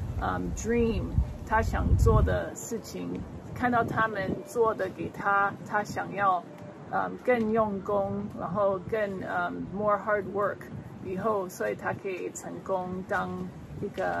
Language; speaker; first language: Chinese; early bilingual, other home language; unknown